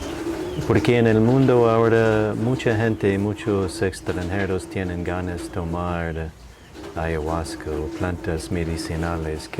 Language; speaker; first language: Spanish; non-native, fluent; English